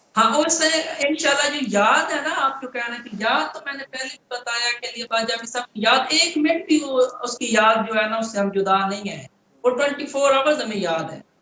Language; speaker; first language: Urdu; non-native, local second language; Punjabi